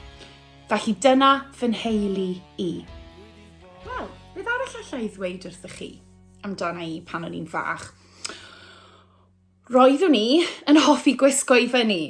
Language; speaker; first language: Welsh; native; Welsh